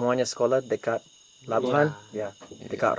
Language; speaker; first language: Indonesian; non-native, learner; English